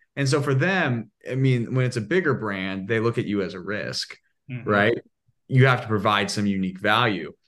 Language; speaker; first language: English; native; English